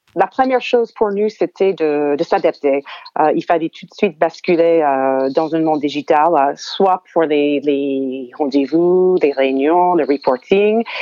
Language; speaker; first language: French; non-native, fluent; English